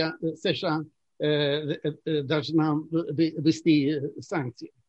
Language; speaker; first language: Russian; non-native, fluent; Swedish